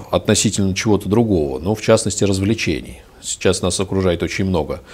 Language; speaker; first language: Russian; native; Russian